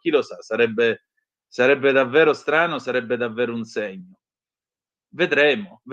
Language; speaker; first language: Italian; native; Italian